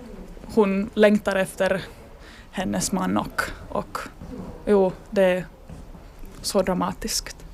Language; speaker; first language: Swedish; non-native, learner; Finnish